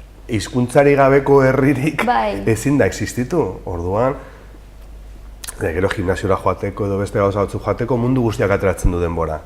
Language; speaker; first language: Basque; non-native, local second language; Spanish